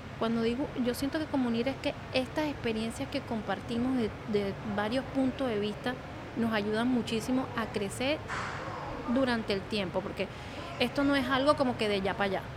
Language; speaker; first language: Spanish; native; Spanish